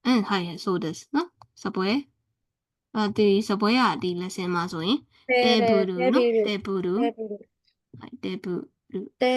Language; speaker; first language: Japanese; non-native, fluent; Burmese